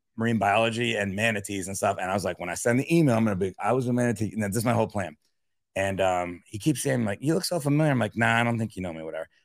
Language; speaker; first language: English; native; English